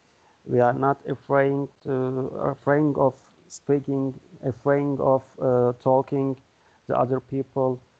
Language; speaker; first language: English; non-native, learner; Turkish